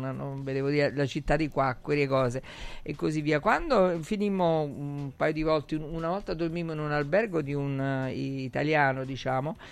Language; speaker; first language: Italian; native; Italian